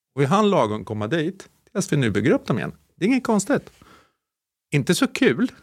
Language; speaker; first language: Swedish; native; Swedish